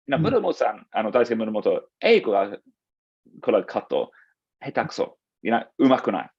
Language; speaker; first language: Japanese; non-native, fluent; English